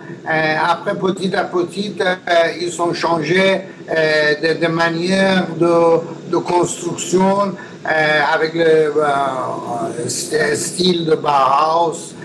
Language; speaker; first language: French; non-native, learner; Persian